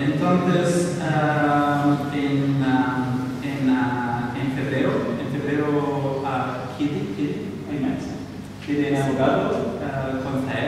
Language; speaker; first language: Spanish; non-native, learner; Arabic